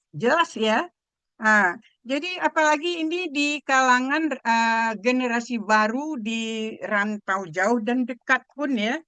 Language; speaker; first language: Indonesian; non-native, local second language; Minangkabau